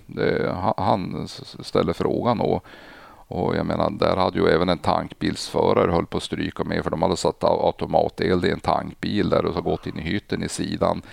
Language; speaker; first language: Swedish; native; Swedish